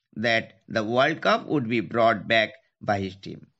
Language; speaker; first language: English; non-native, local second language; Bangla